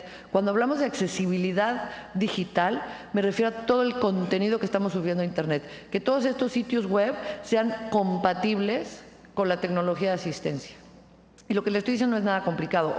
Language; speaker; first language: Spanish; native; Spanish